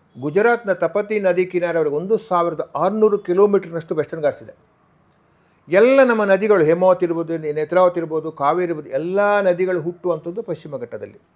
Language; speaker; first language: Kannada; non-native, local second language; Tulu